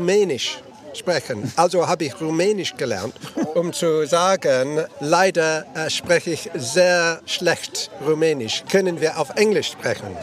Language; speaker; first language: German; non-native, learner; English